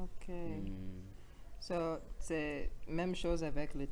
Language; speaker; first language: French; non-native, learner; English